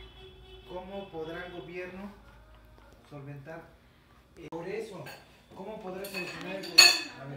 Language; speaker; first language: Spanish; native; Spanish